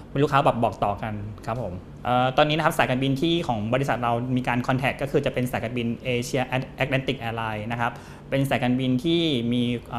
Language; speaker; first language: Thai; native; Thai